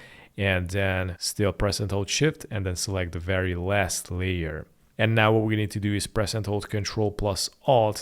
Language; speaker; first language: English; non-native, fluent; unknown